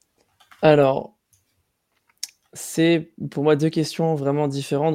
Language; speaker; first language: French; native; French